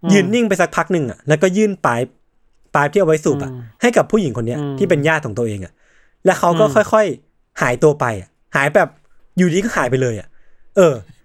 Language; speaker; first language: Thai; native; Thai